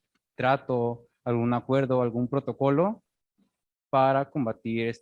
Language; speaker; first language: Spanish; native; Spanish